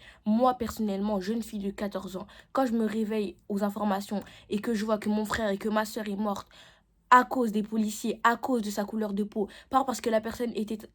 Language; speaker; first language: French; native; French